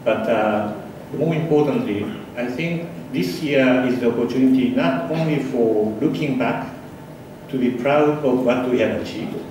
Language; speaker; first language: English; non-native, fluent; Japanese